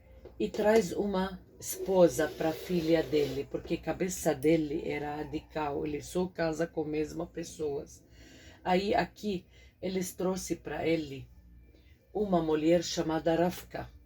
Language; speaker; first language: Portuguese; non-native, fluent; Arabic